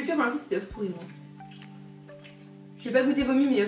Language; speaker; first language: French; native; French